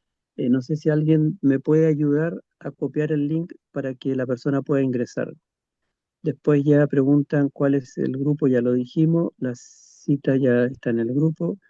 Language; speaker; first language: Spanish; native; Spanish